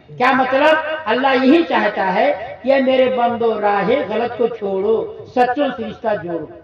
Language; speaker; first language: Urdu; native; Urdu